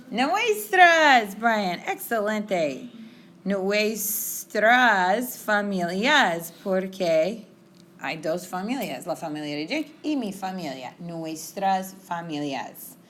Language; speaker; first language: Spanish; non-native, fluent; English